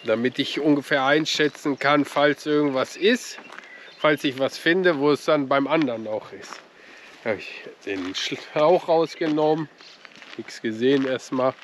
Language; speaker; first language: German; native; German